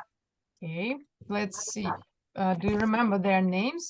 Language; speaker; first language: English; non-native, fluent; Russian